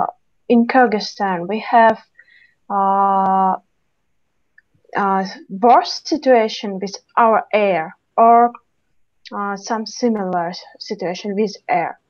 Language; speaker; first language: English; non-native, learner; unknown